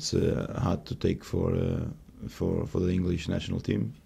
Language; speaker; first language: English; non-native, fluent; Portuguese